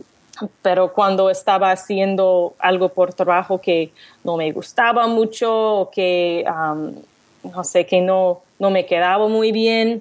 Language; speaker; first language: Spanish; non-native, learner; English